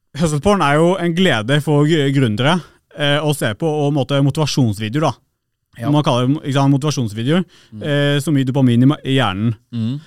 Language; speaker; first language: Norwegian; early bilingual, other home language; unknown